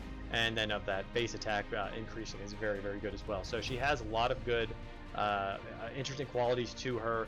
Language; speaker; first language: English; native; English